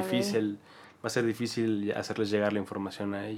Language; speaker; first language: Spanish; native; Spanish